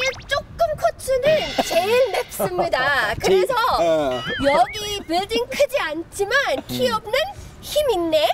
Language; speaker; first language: Korean; non-native, learner; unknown